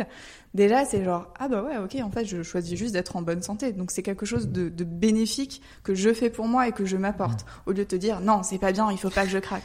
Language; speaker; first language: French; native; French